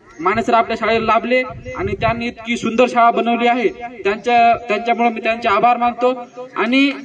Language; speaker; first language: Marathi; non-native, local second language; Lambadi